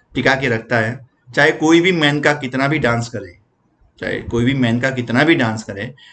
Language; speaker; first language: Hindi; non-native, local second language; Gujarati